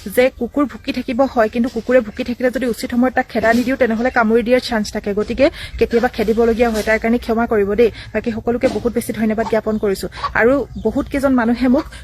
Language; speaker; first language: Assamese; non-native, local second language; Bodo